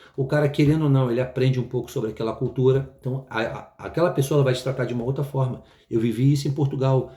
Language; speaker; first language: Portuguese; native; Portuguese